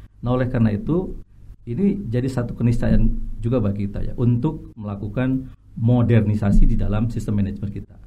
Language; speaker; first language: Indonesian; native; Indonesian